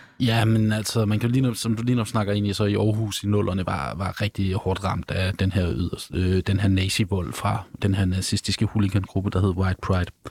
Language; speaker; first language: Danish; native; Danish